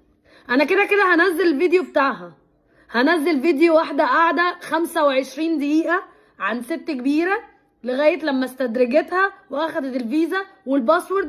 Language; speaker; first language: Arabic; native; Arabic